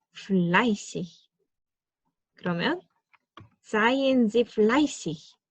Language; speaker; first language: German; non-native, fluent; Korean